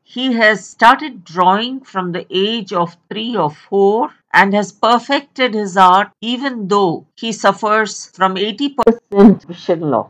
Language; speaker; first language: English; non-native, local second language; Tamil